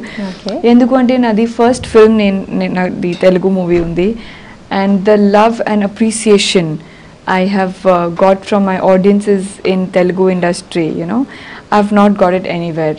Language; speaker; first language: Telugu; non-native, learner; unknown